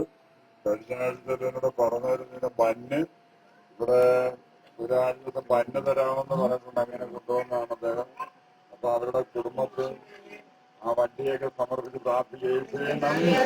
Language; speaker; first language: Malayalam; native; Malayalam